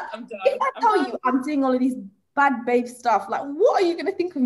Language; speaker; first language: English; early bilingual, other home language; Swahili